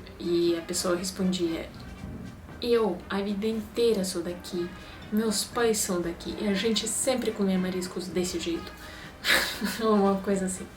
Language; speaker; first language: Portuguese; non-native, fluent; Russian